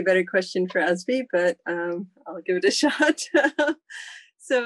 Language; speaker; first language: English; native; English